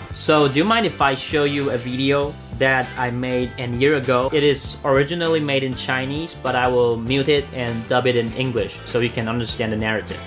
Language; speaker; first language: English; non-native, fluent; Chinese